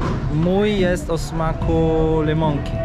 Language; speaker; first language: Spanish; non-native, learner; Polish